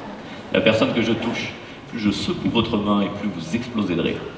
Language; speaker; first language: French; native; French